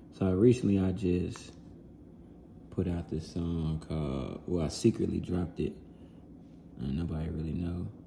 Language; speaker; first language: English; native; English